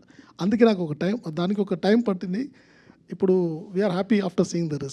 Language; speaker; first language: Telugu; non-native, fluent; Tamil